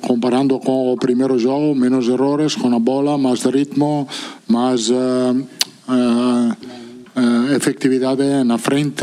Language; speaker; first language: Portuguese; non-native, fluent; Italian